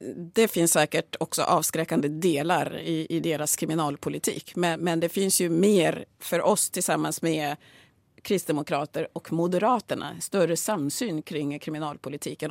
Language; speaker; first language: Swedish; early bilingual, other home language; Swahili